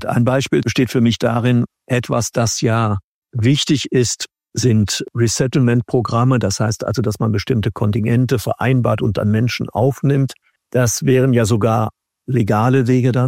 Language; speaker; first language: German; native; German